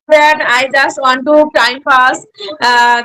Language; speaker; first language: English; non-native, learner; Bangla